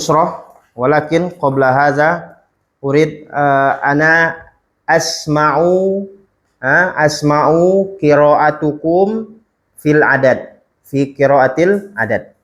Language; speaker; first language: Arabic; non-native, fluent; Indonesian